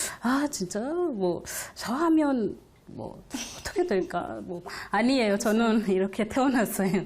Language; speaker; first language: Korean; non-native, learner; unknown